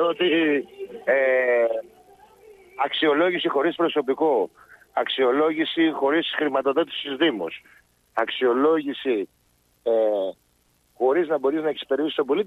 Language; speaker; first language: Greek; native; Greek